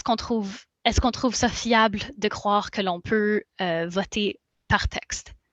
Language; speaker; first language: French; native; French